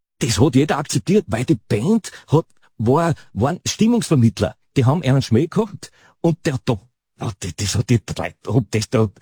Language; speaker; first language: German; native; German